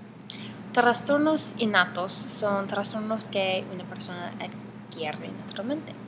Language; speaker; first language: Spanish; non-native, learner; English